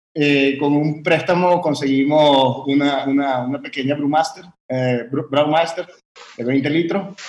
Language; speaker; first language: Spanish; early bilingual, heritage; French